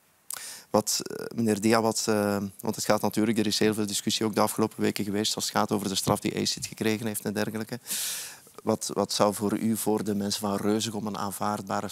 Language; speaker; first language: Dutch; native; Dutch